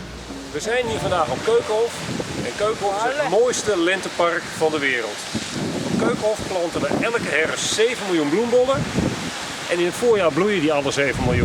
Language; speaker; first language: Dutch; native; Dutch